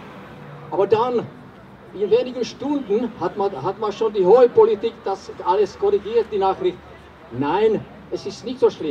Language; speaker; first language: German; non-native, fluent; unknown